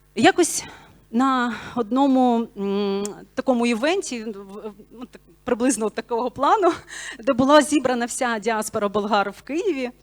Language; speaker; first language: Ukrainian; non-native, local second language; Bulgarian